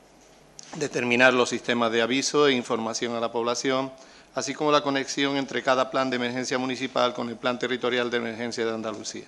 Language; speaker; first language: Spanish; native; Spanish